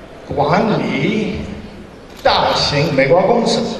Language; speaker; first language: Chinese; non-native, learner; English